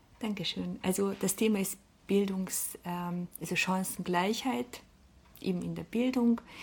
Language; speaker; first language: German; native; German